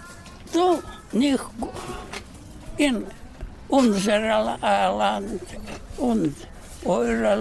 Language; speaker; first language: German; non-native, learner; Russian